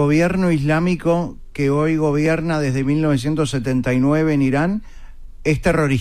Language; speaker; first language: Spanish; native; Spanish